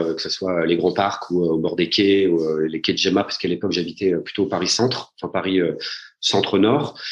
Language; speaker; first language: French; native; French